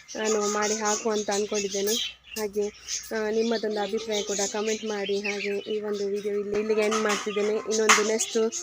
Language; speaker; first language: Kannada; non-native, local second language; Tulu